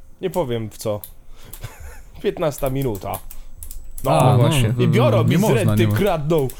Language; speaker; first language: Polish; native; Polish